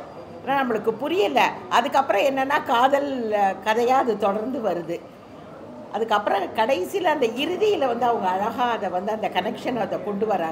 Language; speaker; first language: Tamil; native; Tamil